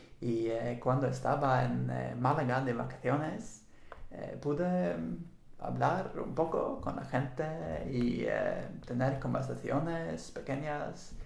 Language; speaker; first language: Spanish; non-native, learner; Swedish